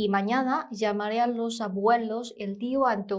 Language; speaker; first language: Spanish; non-native, fluent; Korean